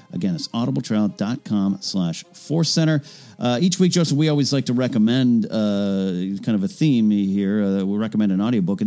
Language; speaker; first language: English; native; English